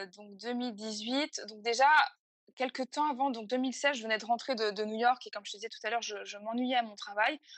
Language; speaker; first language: French; native; French